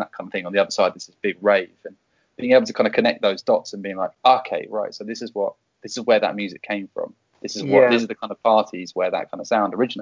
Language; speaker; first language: English; native; English